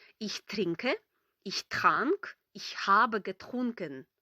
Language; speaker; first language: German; non-native, fluent; Ukrainian